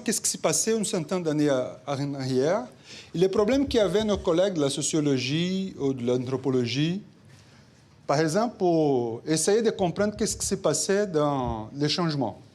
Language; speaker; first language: French; non-native, fluent; Portuguese